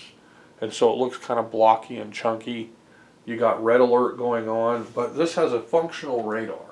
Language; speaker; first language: English; native; English